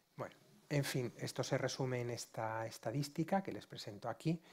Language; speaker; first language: Spanish; non-native, local second language; Galician